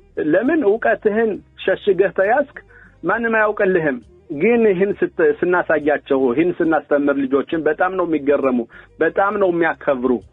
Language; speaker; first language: Amharic; early bilingual, heritage; Amharic